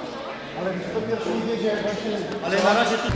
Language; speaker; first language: Polish; native; Polish